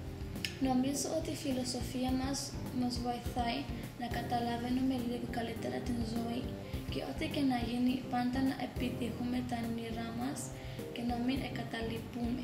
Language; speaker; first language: Greek; early bilingual, heritage; Greek